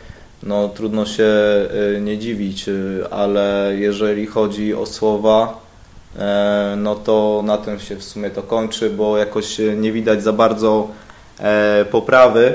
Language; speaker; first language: Polish; native; Polish